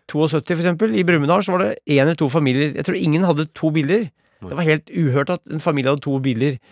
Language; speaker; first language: Norwegian; native; Norwegian